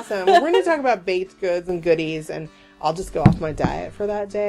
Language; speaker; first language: English; native; English